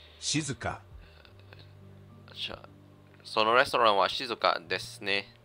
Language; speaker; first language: Japanese; non-native, learner; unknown